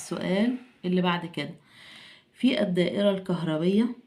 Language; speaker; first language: Arabic; native; Arabic